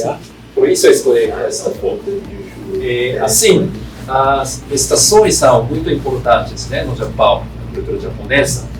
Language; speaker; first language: Portuguese; non-native, fluent; Japanese